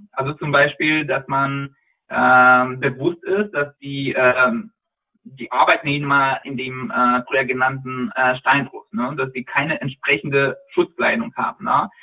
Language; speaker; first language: German; non-native, fluent; Polish